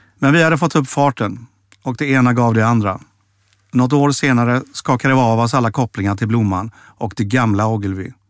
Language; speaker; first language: Swedish; native; Swedish